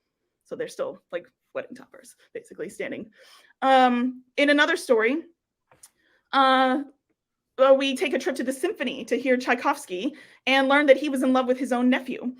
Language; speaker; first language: English; native; English